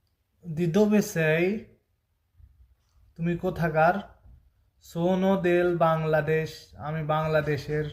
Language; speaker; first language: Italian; non-native, fluent; Bangla